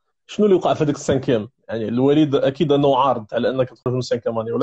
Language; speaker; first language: Arabic; native; Arabic